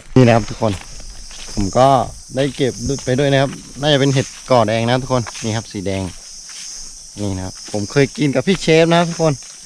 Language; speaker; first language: Thai; non-native, local second language; Karen languages